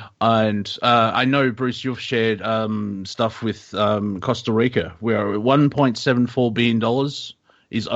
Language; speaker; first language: English; native; English